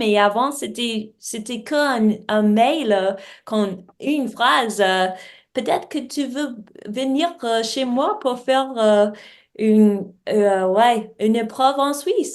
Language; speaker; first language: French; non-native, learner; English